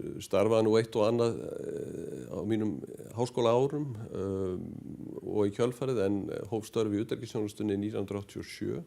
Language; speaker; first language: Icelandic; native; Icelandic